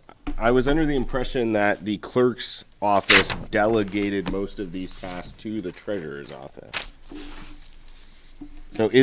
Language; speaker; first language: English; native; English